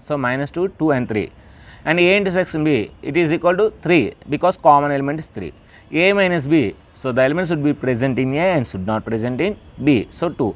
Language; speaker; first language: English; non-native, local second language; Telugu